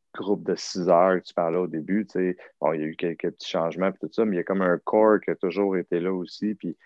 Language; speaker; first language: French; native; French